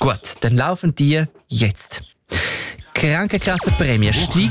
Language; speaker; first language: German; native; German